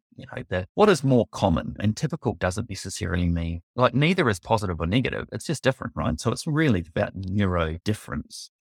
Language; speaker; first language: English; native; English